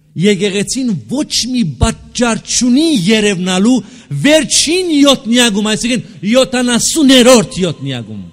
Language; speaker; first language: Armenian; native; Armenian